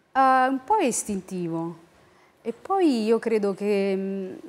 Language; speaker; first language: Italian; native; Italian